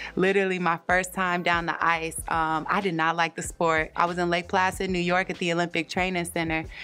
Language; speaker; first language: English; native; English